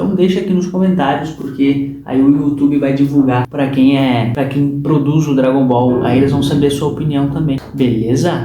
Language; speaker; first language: Portuguese; native; Portuguese